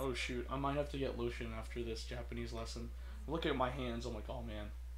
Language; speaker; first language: English; native; English